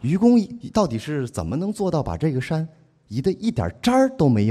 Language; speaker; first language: Chinese; native; Chinese